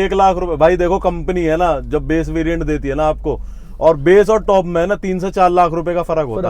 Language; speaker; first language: Hindi; native; Hindi